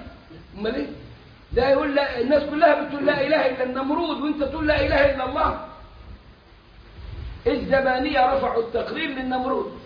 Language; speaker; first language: Arabic; native; Arabic